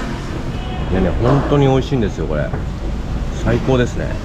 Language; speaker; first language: Japanese; native; Japanese